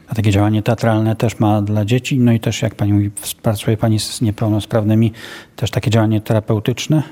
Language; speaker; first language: Polish; native; Polish